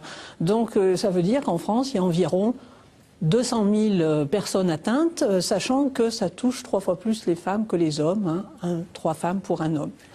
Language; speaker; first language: French; native; French